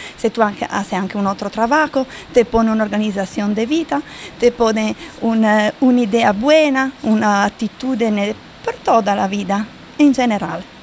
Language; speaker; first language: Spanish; non-native, learner; Italian